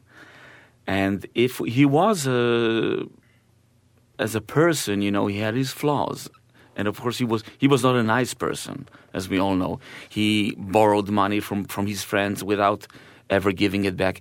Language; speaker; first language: English; non-native, fluent; Hebrew